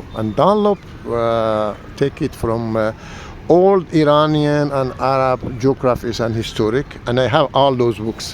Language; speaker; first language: English; non-native, learner; Persian